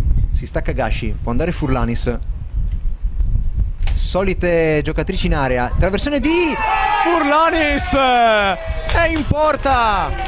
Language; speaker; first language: Italian; native; Italian